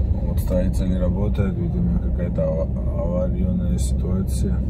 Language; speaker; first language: Russian; non-native, fluent; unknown